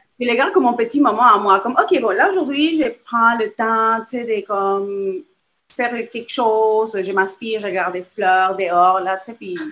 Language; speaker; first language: French; non-native, fluent; Spanish